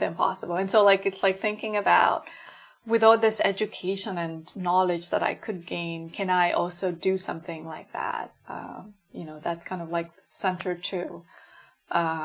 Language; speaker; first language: English; non-native, local second language; Ganda